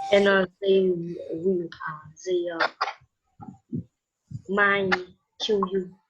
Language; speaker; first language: English; non-native, learner; Vietnamese